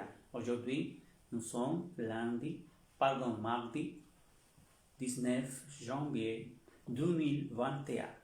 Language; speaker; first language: French; non-native, fluent; Spanish